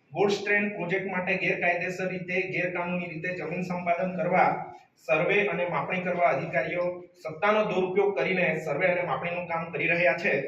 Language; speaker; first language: Gujarati; non-native, local second language; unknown